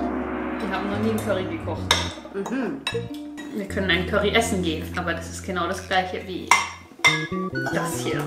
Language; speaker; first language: German; native; German